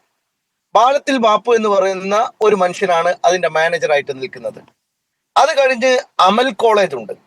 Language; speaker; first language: Malayalam; native; Malayalam